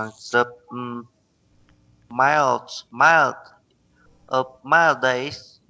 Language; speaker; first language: English; non-native, learner; Vietnamese